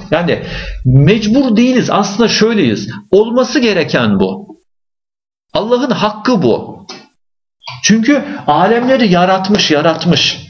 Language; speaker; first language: Turkish; native; Turkish